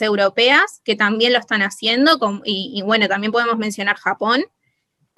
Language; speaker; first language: Spanish; native; Spanish